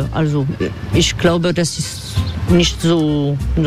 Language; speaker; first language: German; non-native, fluent; French